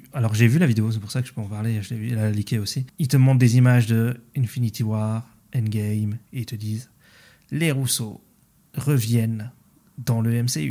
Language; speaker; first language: French; native; French